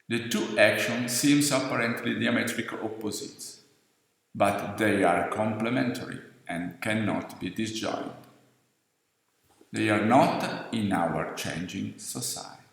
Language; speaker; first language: English; non-native, fluent; Italian